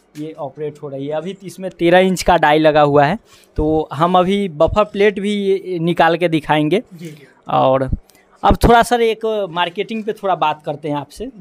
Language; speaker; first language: Hindi; native; Hindi